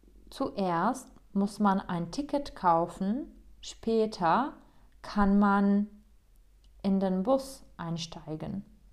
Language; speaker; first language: German; non-native, fluent; Czech